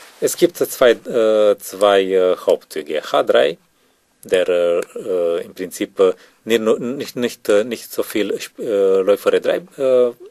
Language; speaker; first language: German; non-native, learner; Romanian